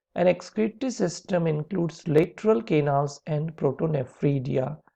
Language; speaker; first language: English; non-native, local second language; Hindi